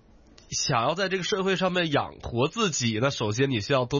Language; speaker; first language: Chinese; native; Chinese